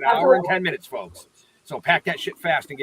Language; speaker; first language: English; native; English